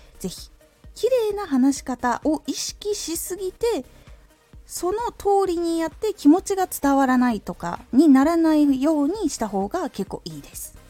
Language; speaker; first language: Japanese; native; Japanese